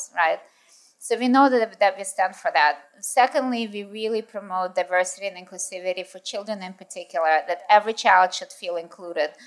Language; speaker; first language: English; native; English